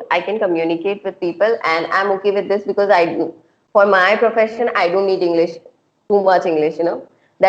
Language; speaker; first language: English; non-native, local second language; Hindi